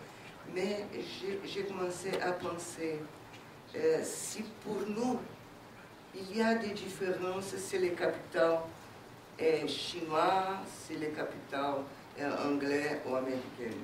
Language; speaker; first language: French; non-native, fluent; Portuguese